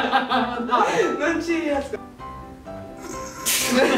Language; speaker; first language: Italian; native; Italian